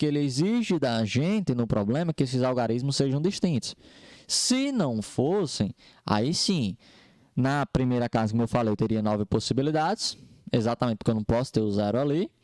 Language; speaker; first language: Portuguese; native; Portuguese